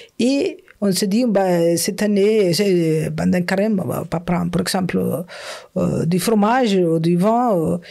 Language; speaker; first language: French; non-native, fluent; Spanish